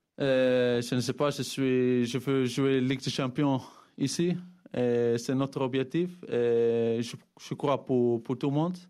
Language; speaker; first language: French; non-native, fluent; Dutch